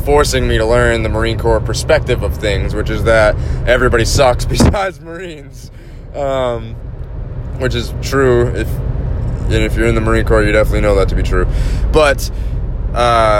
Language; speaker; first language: English; native; English